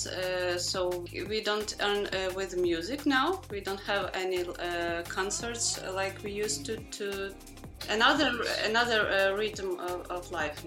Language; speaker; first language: English; non-native, fluent; Ukrainian